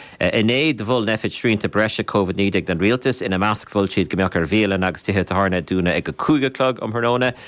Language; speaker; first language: Irish; native; Irish